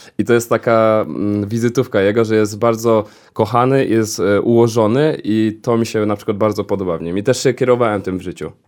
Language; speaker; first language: Polish; early bilingual, heritage; Polish